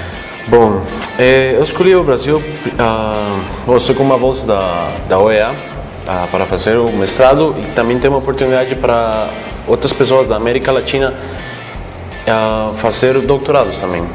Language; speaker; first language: Portuguese; non-native, fluent; Spanish